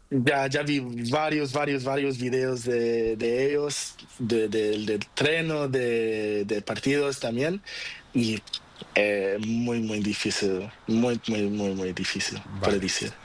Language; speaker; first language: Spanish; non-native, learner; Portuguese